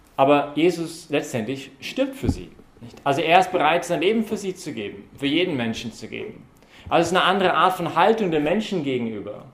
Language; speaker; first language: German; non-native, fluent; English